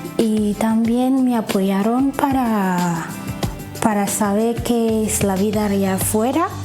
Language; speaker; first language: Spanish; non-native, fluent; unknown